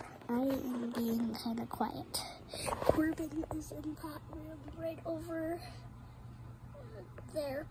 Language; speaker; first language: English; native; English